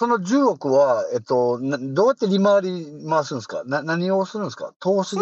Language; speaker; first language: Japanese; native; Japanese